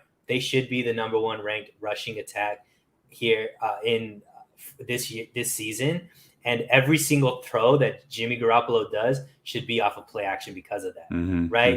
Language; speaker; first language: English; native; English